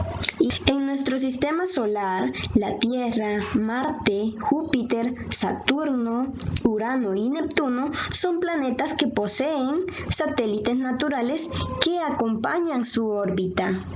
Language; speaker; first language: Spanish; native; Spanish